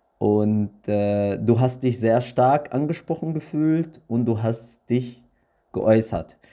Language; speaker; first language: German; early bilingual, other home language; Arabic